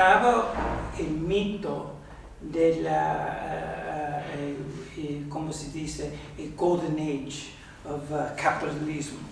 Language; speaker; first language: Spanish; non-native, fluent; English